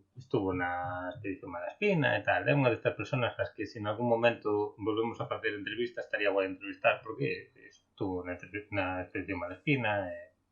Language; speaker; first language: Galician; non-native, local second language; Spanish